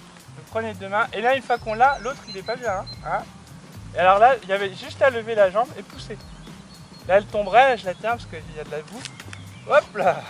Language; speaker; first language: French; native; French